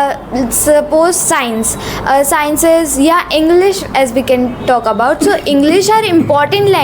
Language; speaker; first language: English; non-native, local second language; Hindi